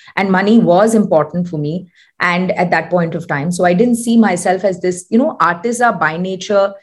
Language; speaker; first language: English; non-native, local second language; Tamil